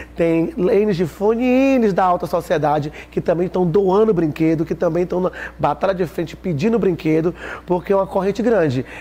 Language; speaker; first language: Portuguese; native; Portuguese